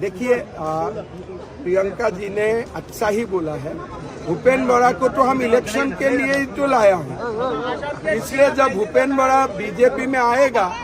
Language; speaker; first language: Hindi; non-native, local second language; Assamese